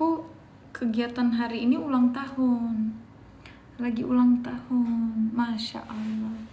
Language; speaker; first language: Indonesian; non-native, fluent; Turkish